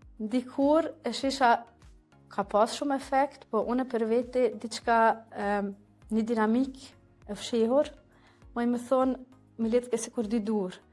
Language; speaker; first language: Albanian; early bilingual, heritage; Albanian